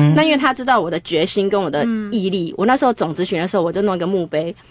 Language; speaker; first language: Chinese; native; Chinese